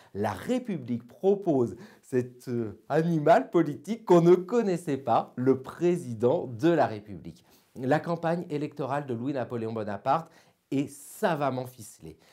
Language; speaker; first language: French; native; French